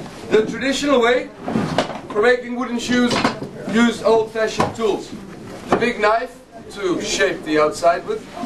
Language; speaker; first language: English; non-native, fluent; Dutch